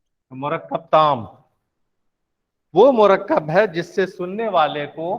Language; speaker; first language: Urdu; native; Urdu